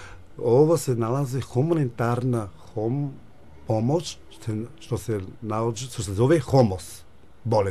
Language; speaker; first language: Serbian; non-native, learner; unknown